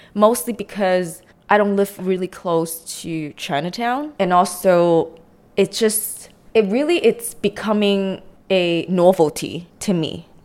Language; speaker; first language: English; non-native, local second language; Cantonese